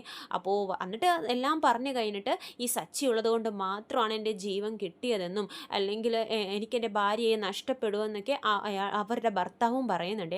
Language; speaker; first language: Malayalam; native; Malayalam